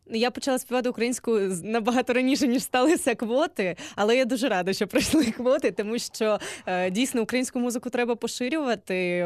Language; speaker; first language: Ukrainian; non-native, local second language; Russian